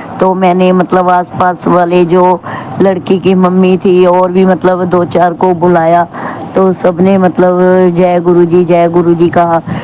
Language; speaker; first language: Hindi; non-native, local second language; Punjabi